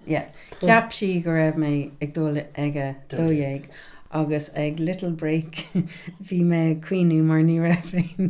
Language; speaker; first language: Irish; non-native, local second language; English